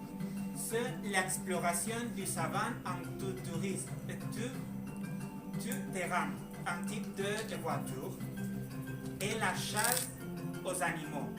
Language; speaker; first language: French; non-native, learner; Spanish